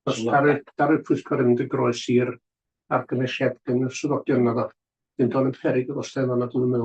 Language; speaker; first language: Welsh; native; Welsh